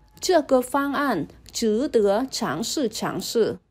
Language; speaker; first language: Chinese; non-native, fluent; Vietnamese